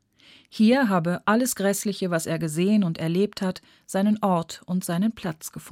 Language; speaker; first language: German; native; German